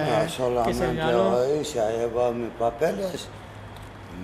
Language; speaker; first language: Spanish; non-native, learner; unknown